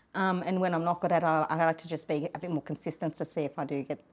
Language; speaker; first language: English; native; English